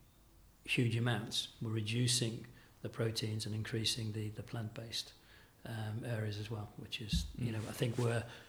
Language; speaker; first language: English; native; English